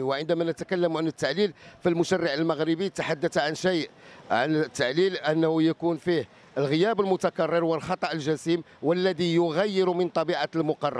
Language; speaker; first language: Arabic; native; Arabic